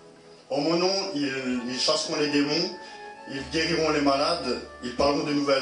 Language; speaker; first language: French; native; French